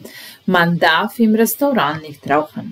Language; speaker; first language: German; non-native, fluent; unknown